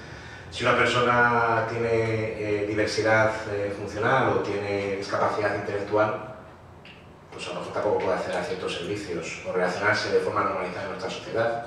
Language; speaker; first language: Spanish; native; Spanish